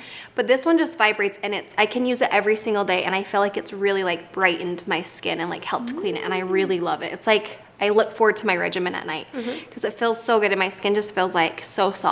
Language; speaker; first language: English; native; English